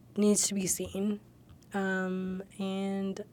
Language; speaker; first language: English; native; English